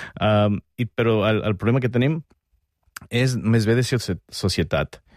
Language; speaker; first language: Catalan; non-native, fluent; English